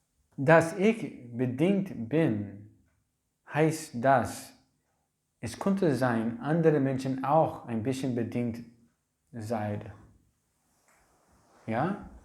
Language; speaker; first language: German; non-native, learner; English